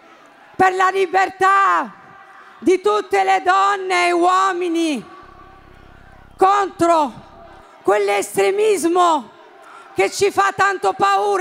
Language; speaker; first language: Italian; non-native, fluent; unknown